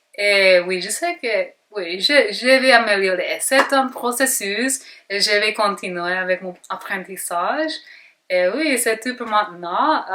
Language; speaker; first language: French; non-native, learner; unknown